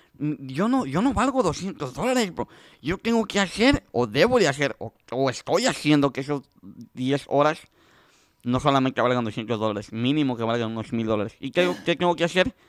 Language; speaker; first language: Spanish; native; Spanish